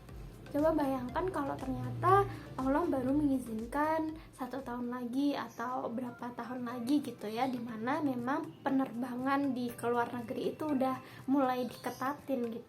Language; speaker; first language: Indonesian; native; Indonesian